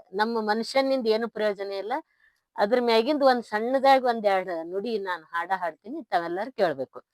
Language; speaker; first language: Kannada; native; Kannada